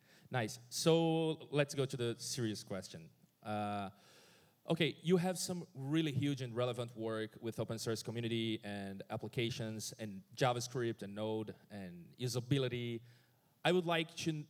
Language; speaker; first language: English; non-native, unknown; Portuguese